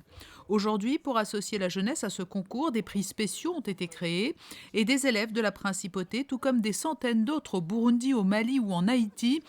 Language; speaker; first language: French; native; French